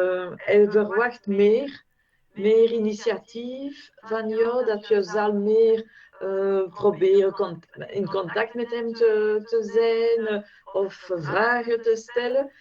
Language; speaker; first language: Dutch; non-native, fluent; French